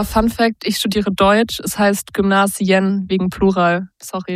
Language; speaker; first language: German; native; German